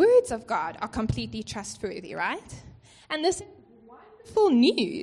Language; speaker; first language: English; native; English